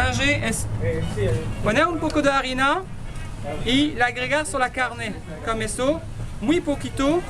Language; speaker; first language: Spanish; non-native, learner; French